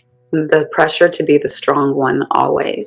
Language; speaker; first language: English; native; English